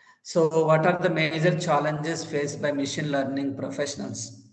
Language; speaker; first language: English; non-native, local second language; Telugu